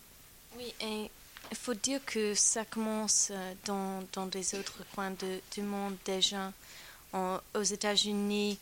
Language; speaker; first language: French; non-native, fluent; English